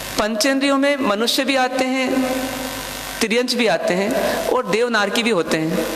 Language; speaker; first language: Hindi; non-native, local second language; Marwari